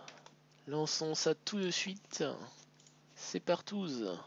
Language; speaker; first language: French; native; French